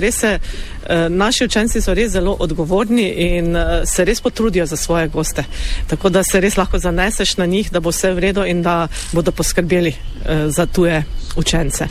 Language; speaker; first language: Slovenian; native; Slovenian